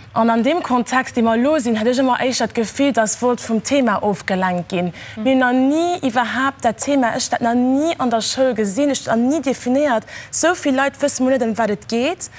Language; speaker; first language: Luxembourgish; early bilingual, other home language; Kabuverdianu